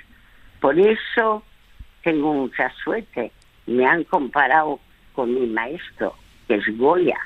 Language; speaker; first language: Spanish; early bilingual, other home language; French